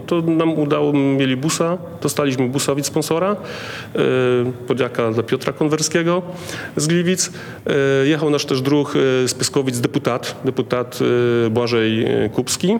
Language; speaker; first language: Polish; non-native, learner; Ukrainian